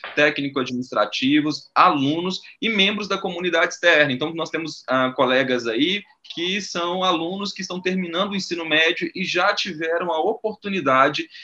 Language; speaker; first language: Portuguese; native; Portuguese